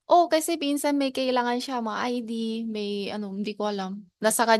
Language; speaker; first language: Filipino; non-native, learner; Chinese